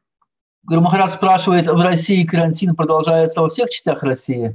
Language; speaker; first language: Russian; native; Russian